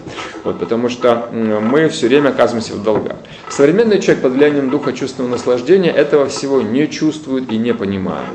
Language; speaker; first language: Russian; native; Russian